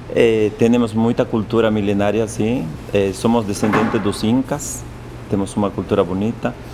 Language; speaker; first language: Portuguese; non-native, fluent; Quechua